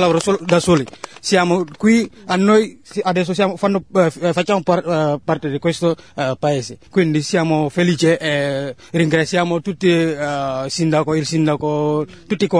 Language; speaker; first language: Italian; non-native, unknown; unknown